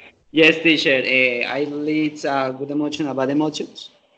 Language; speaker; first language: English; non-native, learner; Spanish